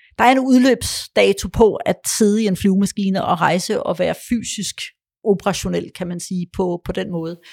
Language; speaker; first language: Danish; early bilingual, other home language; Polish